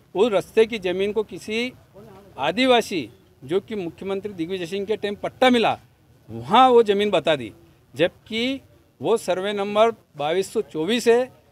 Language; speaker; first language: Hindi; native; Hindi